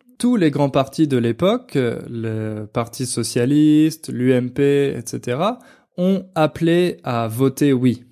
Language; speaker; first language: French; native; French